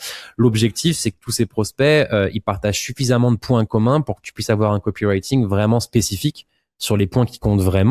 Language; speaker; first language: French; native; French